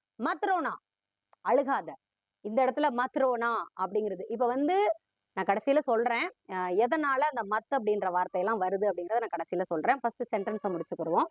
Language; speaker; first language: Tamil; early bilingual, heritage; Tamil